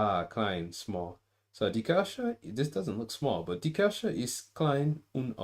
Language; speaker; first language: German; non-native, learner; English